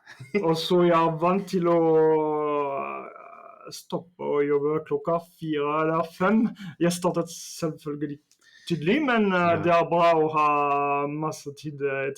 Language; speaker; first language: Norwegian; non-native, fluent; French